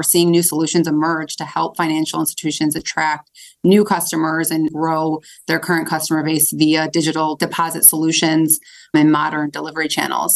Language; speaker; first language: English; native; English